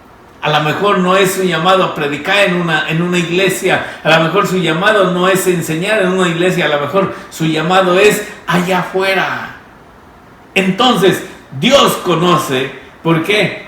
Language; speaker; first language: Spanish; native; Spanish